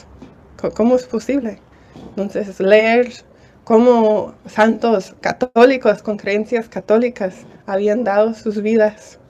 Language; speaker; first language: Spanish; non-native, fluent; English